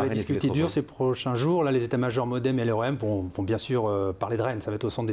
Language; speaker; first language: French; native; French